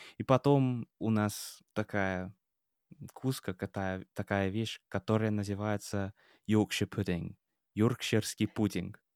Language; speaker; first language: Russian; non-native, fluent; English